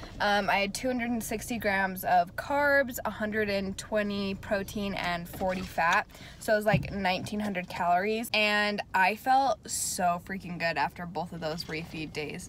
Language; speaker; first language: English; native; English